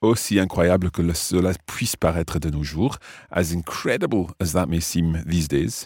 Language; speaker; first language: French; non-native, fluent; English